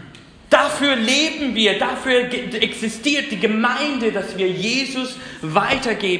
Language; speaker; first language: German; non-native, fluent; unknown